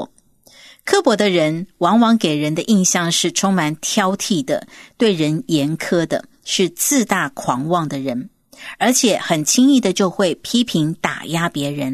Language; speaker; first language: Chinese; native; Chinese